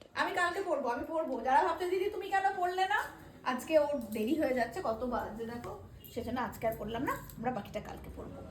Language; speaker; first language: Bangla; non-native, local second language; Hindi